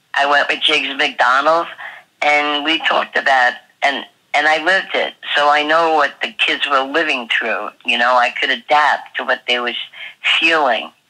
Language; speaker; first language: English; native; English